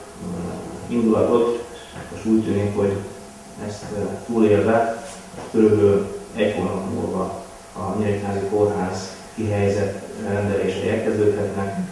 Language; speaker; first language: Hungarian; native; Hungarian